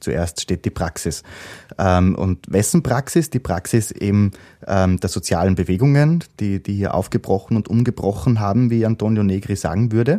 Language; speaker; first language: German; native; German